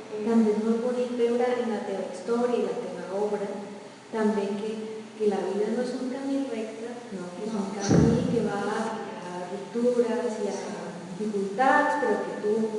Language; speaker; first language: Catalan; non-native, fluent; Spanish